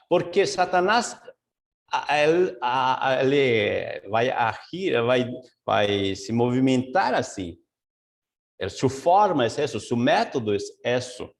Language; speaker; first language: Portuguese; non-native, fluent; Spanish